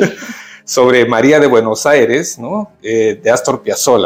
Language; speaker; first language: Spanish; native; Spanish